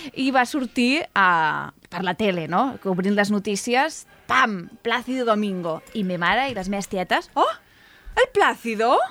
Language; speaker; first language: Catalan; non-native, local second language; Spanish